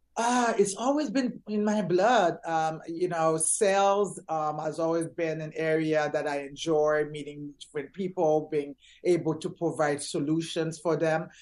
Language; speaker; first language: English; early bilingual, other home language; Haitian Creole